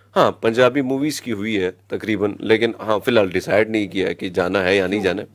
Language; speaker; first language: Urdu; non-native, local second language; Pashto